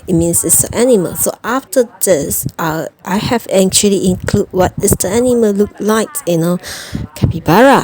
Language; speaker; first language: English; non-native, fluent; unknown